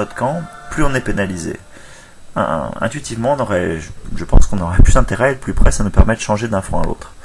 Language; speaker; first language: French; native; French